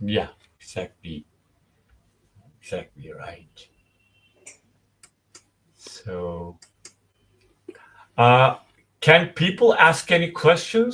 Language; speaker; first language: English; non-native, fluent; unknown